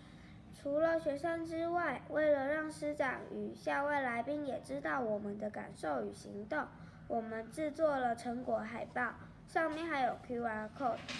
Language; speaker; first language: Chinese; native; Chinese